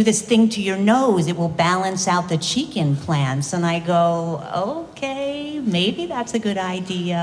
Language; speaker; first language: English; native; English